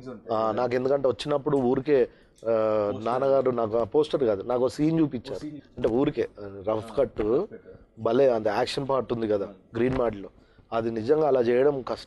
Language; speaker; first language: Telugu; native; Telugu